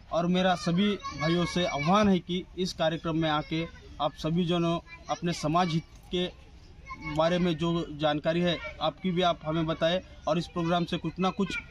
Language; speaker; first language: Hindi; non-native, local second language; Marathi